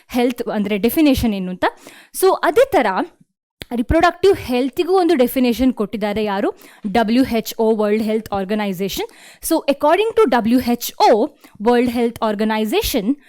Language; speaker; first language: Kannada; native; Kannada